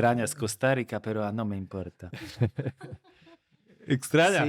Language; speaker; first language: Spanish; non-native, fluent; Slovak